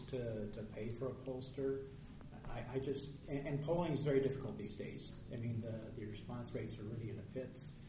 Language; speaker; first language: English; native; English